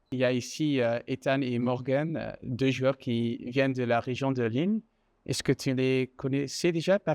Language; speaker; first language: French; non-native, fluent; Dutch